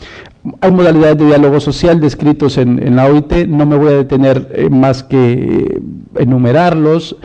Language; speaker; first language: Spanish; native; Spanish